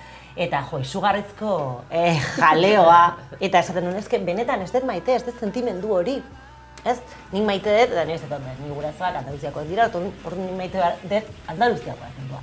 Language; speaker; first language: Basque; non-native, local second language; Spanish